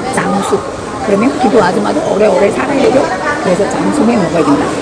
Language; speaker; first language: Korean; early bilingual, heritage; Korean